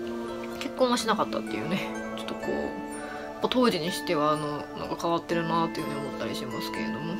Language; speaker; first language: Japanese; native; Japanese